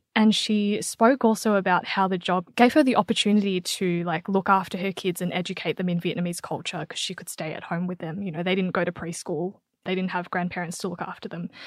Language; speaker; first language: English; native; English